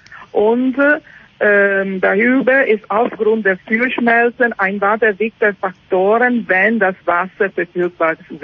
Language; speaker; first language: German; non-native, learner; Italian